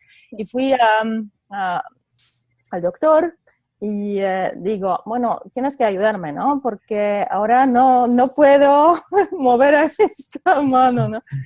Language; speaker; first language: Spanish; non-native, fluent; Polish